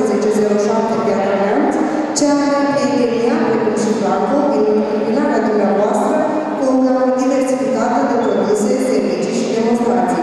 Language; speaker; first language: Romanian; native; Romanian